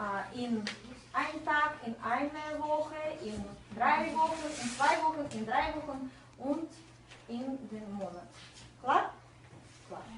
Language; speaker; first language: German; non-native, fluent; Russian